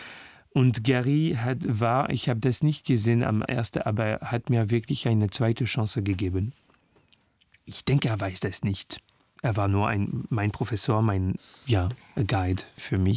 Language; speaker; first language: German; non-native, learner; French